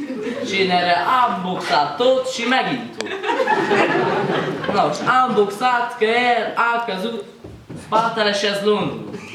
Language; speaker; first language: Romanian; non-native, learner; Hungarian